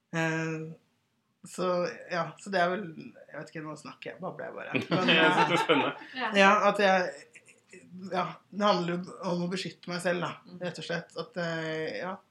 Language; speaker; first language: Norwegian; early bilingual, other home language; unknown